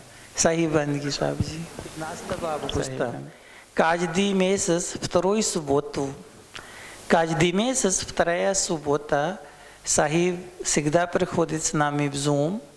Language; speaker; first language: Russian; non-native, learner; Hindi